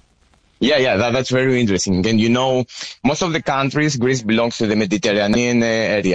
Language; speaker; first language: English; non-native, fluent; Greek